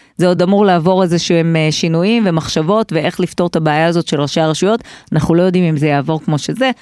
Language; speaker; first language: Hebrew; native; Hebrew